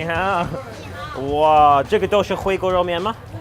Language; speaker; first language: Chinese; non-native, learner; English